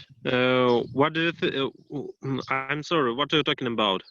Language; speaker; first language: English; non-native, learner; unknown